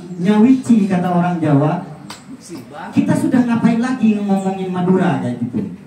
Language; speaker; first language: Indonesian; non-native, local second language; Madurese